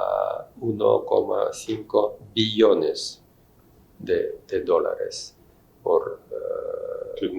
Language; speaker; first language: Spanish; non-native, fluent; Russian